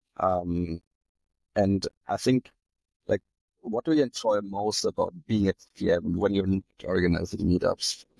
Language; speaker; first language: English; non-native, fluent; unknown